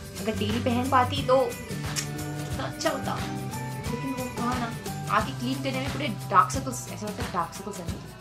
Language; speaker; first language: Hindi; non-native, local second language; Bangla